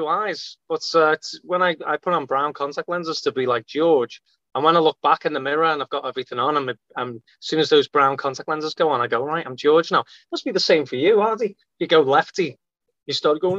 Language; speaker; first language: English; native; English